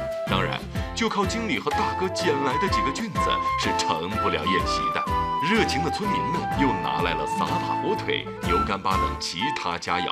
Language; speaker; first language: Chinese; native; Chinese